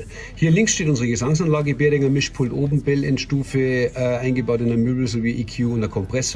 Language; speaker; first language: German; native; German